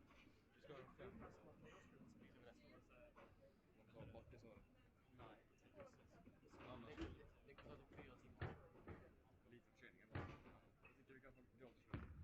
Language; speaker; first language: Swedish; native; Swedish